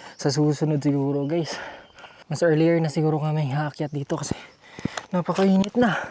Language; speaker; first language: Filipino; non-native, local second language; Cebuano